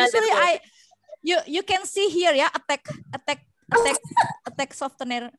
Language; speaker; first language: English; non-native, learner; Indonesian